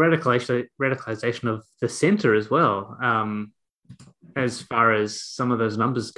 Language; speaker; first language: English; native; English